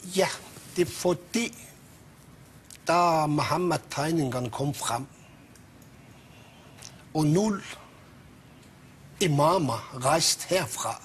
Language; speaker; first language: Danish; non-native, fluent; Persian